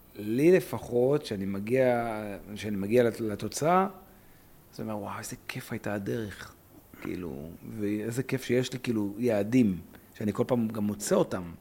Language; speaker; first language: Hebrew; native; Hebrew